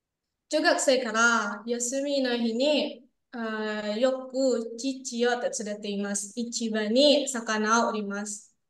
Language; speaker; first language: Japanese; non-native, learner; Indonesian